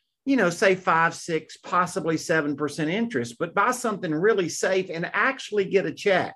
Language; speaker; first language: English; native; English